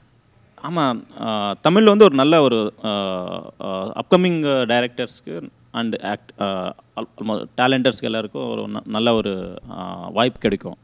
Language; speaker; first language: Tamil; non-native, learner; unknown